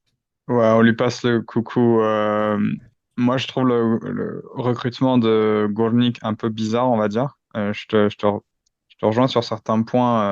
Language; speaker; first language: French; native; French